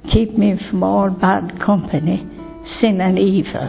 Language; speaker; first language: English; native; English